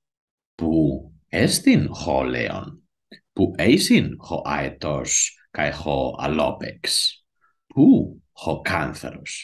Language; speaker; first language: Greek; non-native, learner; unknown